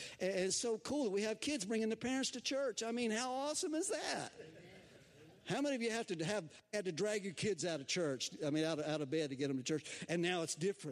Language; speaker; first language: English; native; English